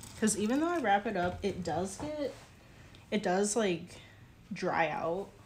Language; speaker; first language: English; native; English